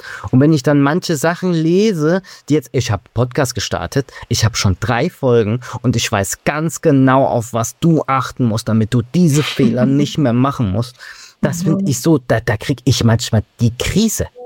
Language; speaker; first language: German; native; German